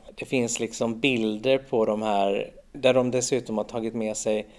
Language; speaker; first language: Swedish; native; Swedish